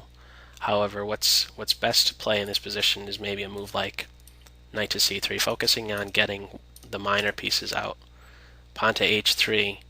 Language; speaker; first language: English; native; English